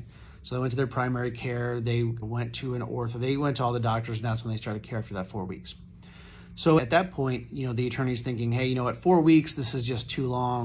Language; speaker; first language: English; native; English